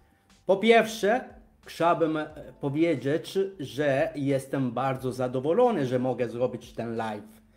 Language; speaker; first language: Polish; non-native, fluent; Italian